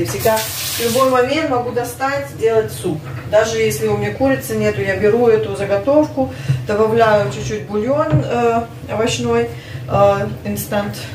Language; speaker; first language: Russian; native; Russian